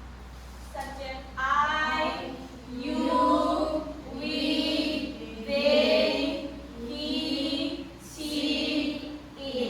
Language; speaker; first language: English; non-native, learner; Indonesian